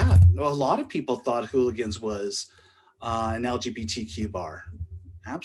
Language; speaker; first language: English; native; English